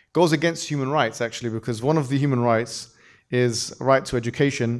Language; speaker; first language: English; native; English